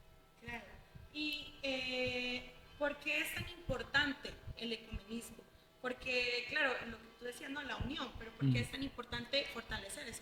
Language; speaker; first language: Spanish; native; Spanish